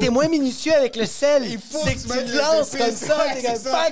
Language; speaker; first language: French; native; French